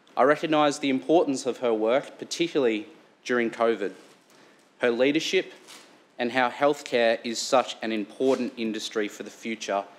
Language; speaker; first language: English; native; English